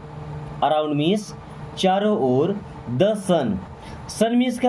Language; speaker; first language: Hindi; native; Hindi